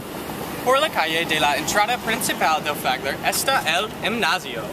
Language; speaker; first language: Spanish; non-native, learner; English